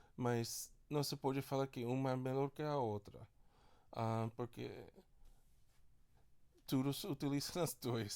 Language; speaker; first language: Portuguese; non-native, learner; English